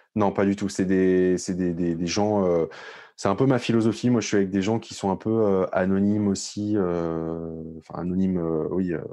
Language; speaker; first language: French; native; French